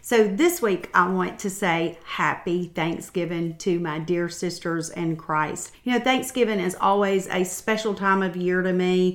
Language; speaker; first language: English; native; English